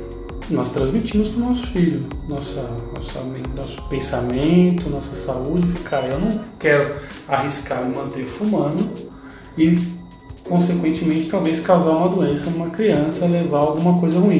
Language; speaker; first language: Portuguese; native; Portuguese